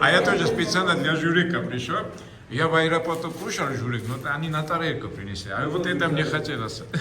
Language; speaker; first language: Russian; non-native, fluent; Georgian